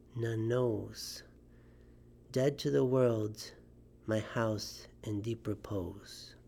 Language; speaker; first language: English; native; English